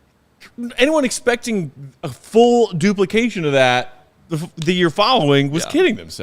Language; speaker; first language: English; native; English